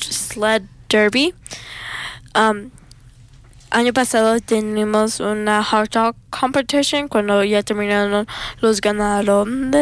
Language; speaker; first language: Spanish; early bilingual, other home language; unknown